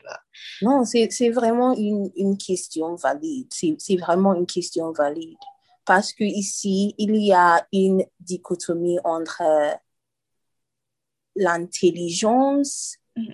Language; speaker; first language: French; non-native, learner; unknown